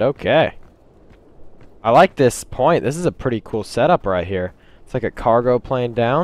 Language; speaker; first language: English; native; English